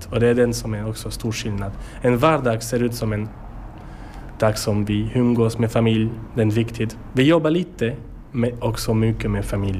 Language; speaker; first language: Swedish; non-native, learner; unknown